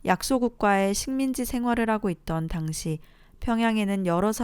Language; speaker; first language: Korean; native; Korean